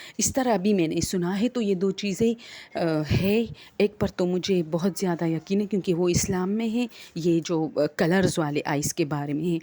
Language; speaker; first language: Urdu; non-native, local second language; Pashto